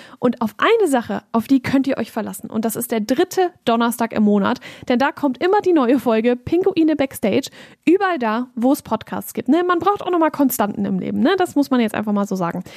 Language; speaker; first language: German; native; German